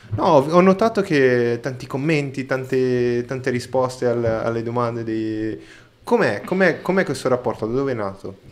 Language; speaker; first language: Italian; non-native, fluent; Portuguese